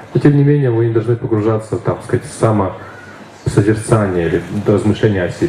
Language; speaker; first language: Russian; native; Russian